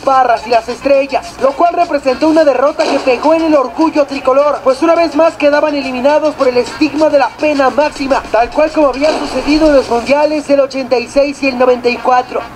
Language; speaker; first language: Spanish; native; Spanish